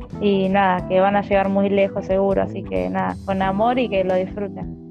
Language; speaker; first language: Spanish; native; Spanish